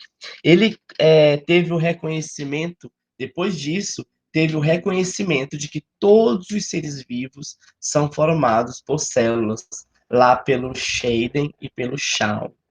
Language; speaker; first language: Portuguese; native; Portuguese